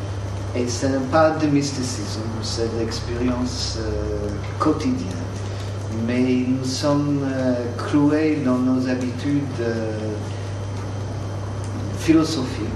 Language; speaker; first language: French; non-native, fluent; English